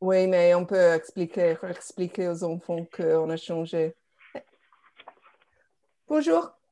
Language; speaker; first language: French; non-native, fluent; English